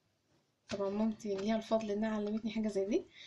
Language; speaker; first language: Arabic; native; Arabic